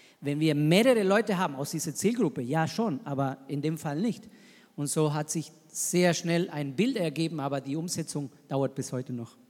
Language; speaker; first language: German; non-native, fluent; Spanish